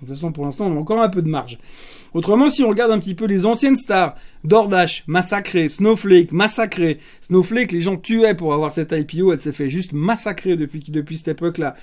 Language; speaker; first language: French; native; French